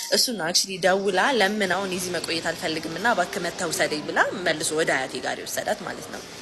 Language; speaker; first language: Amharic; native; Amharic